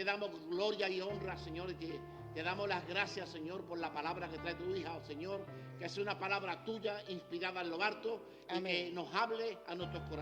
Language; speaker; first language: Spanish; native; Spanish